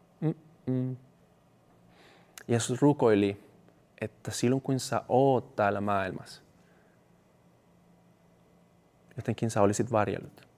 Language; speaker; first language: Finnish; non-native, fluent; Spanish